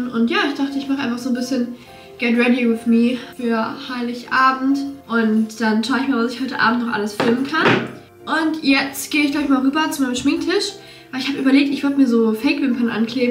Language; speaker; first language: German; native; German